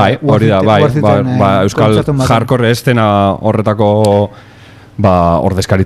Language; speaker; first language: Basque; native; Basque